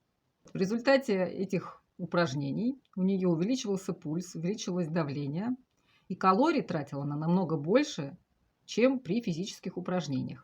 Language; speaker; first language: Russian; native; Russian